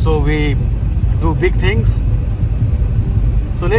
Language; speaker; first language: English; non-native, local second language; Hindi